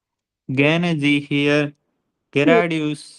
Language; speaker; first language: German; non-native, learner; Hindi